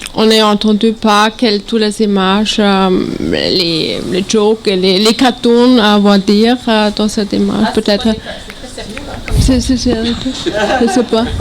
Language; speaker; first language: French; non-native, learner; German